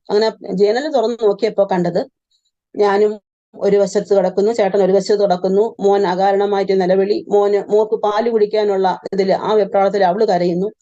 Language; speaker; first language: Malayalam; native; Malayalam